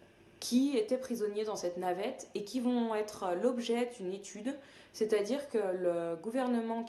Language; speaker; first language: French; native; French